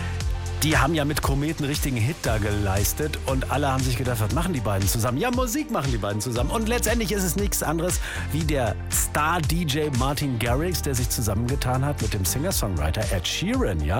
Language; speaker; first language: German; native; German